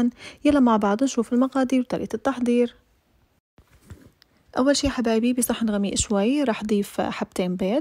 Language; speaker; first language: Arabic; native; Arabic